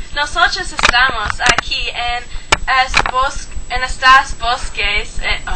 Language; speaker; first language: Spanish; non-native, learner; English